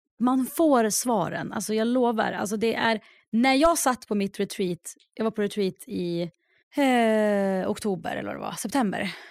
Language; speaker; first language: Swedish; native; Swedish